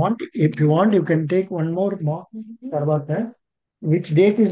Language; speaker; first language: English; non-native, local second language; Telugu